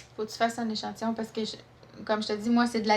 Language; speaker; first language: French; native; French